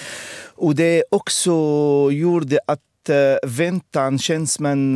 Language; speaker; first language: Swedish; non-native, fluent; Arabic